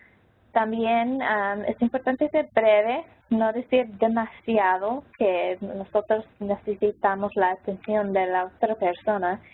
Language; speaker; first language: Spanish; non-native, local second language; English